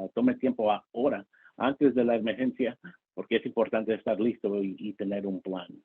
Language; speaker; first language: Spanish; early bilingual, heritage; Spanish